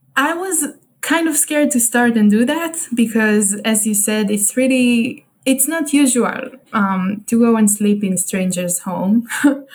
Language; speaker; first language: English; non-native, fluent; Hebrew